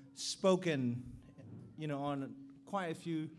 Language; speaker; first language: English; non-native, fluent; Burmese